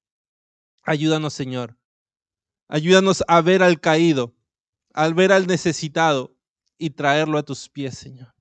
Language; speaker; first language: Spanish; native; Spanish